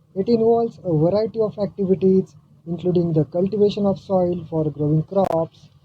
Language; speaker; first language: English; non-native, local second language; Marathi